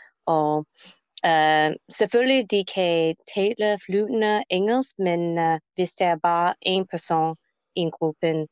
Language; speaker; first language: Danish; non-native, learner; English